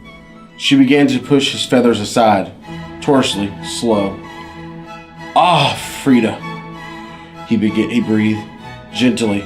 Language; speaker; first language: English; native; English